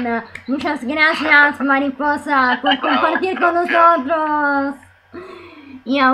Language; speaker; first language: Spanish; non-native, fluent; Italian